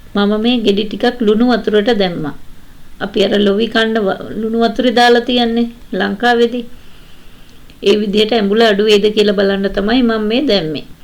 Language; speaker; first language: Sinhala; native; Sinhala